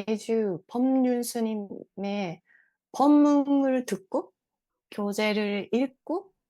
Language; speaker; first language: Korean; non-native, fluent; Japanese